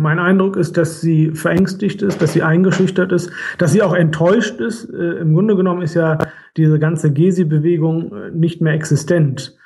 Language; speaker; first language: German; native; German